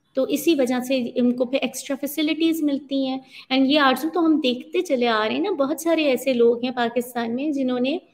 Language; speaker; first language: Urdu; native; Urdu